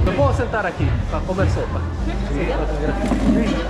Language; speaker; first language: Spanish; early bilingual, heritage; English